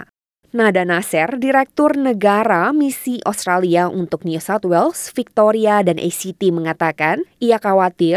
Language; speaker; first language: Indonesian; native; Indonesian